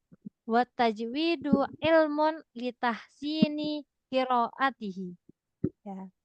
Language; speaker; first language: Arabic; non-native, fluent; Indonesian